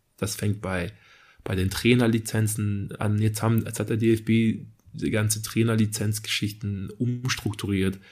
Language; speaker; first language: German; early bilingual, other home language; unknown